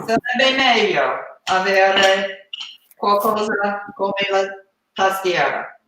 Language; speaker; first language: Italian; non-native, learner; English